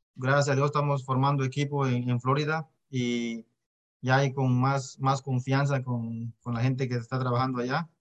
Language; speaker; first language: Spanish; native; Spanish